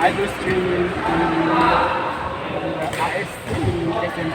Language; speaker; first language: English; non-native, learner; Filipino